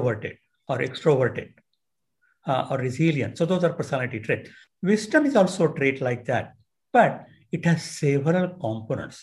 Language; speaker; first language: English; non-native, local second language; Marathi